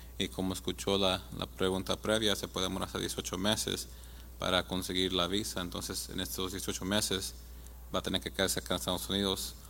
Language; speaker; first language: Spanish; early bilingual, heritage; Spanish